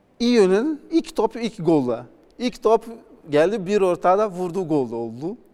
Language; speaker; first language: Turkish; non-native, learner; Portuguese